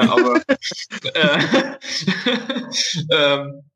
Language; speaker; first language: German; native; German